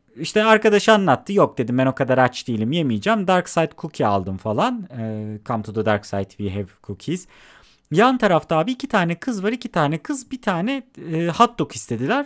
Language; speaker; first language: Turkish; native; Turkish